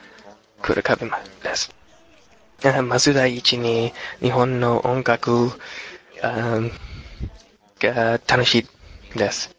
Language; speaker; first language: Japanese; non-native, learner; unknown